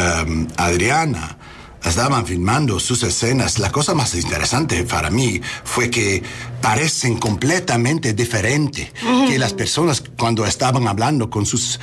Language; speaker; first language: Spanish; non-native, learner; English